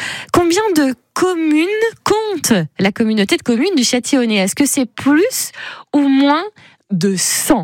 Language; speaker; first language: French; native; French